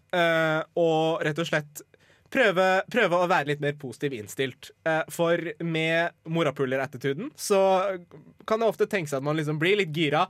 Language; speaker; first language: Norwegian; early bilingual, other home language; Persian